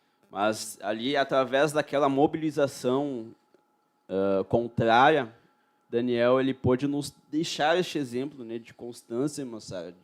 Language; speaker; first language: Portuguese; native; Portuguese